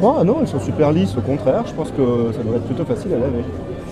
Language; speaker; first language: French; native; French